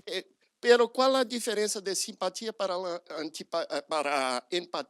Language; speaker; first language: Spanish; non-native, learner; Portuguese